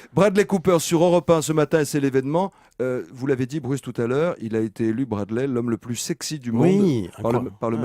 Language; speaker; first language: French; native; French